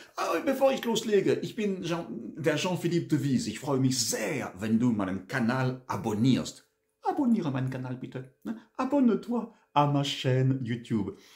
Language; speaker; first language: German; non-native, fluent; French